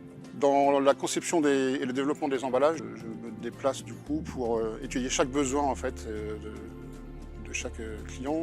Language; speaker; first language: French; native; French